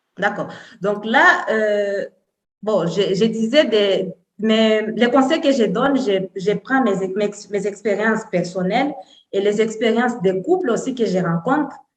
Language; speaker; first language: French; non-native, local second language; Swahili